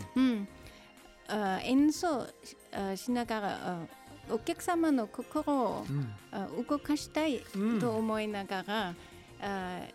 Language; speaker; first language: Japanese; non-native, learner; German